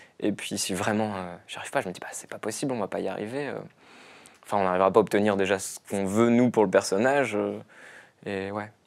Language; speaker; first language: French; native; French